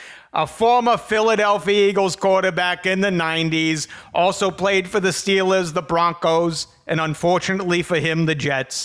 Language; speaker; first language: English; native; English